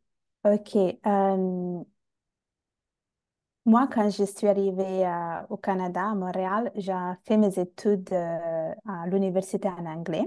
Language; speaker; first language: French; non-native, fluent; Bangla